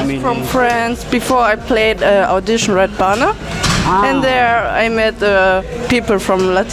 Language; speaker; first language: English; non-native, learner; German